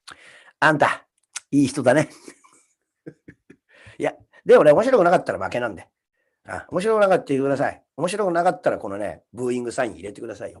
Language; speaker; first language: Japanese; native; Japanese